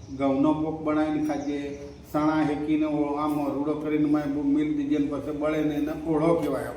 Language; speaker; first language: Gujarati; non-native, local second language; Bhili